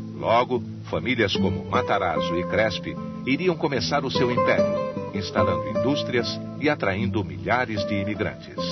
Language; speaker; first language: Portuguese; native; Portuguese